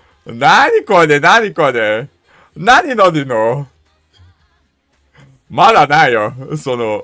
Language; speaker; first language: Japanese; non-native, learner; English